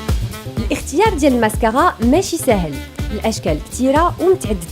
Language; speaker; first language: Arabic; native; Arabic